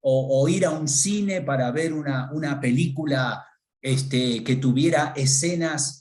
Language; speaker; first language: Spanish; native; Spanish